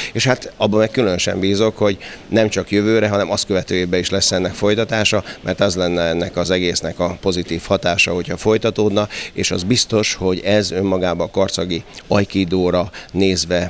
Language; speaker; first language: Hungarian; native; Hungarian